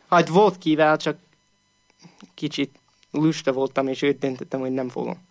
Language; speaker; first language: Hungarian; non-native, fluent; English